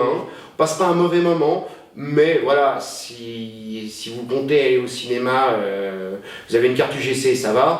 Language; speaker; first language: French; native; French